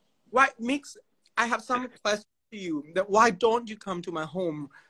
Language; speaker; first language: English; non-native, learner; Thai